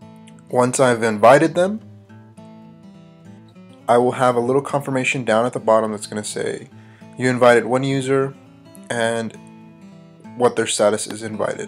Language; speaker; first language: English; native; English